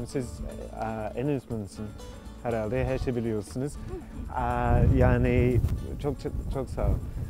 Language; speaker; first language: Turkish; non-native, learner; English